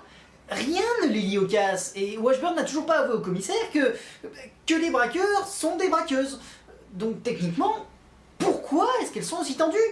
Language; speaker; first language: French; native; French